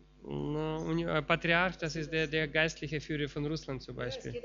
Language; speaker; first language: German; non-native, fluent; Russian